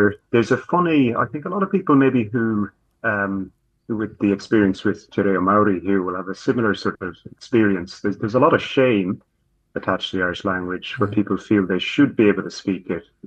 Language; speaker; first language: English; native; English